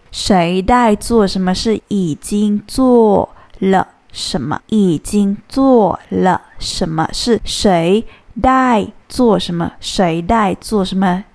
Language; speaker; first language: Chinese; non-native, fluent; Thai